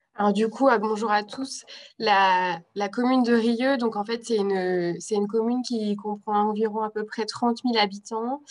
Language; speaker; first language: French; native; French